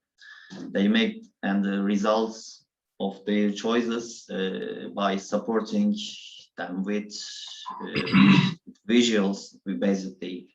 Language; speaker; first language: English; non-native, learner; Turkish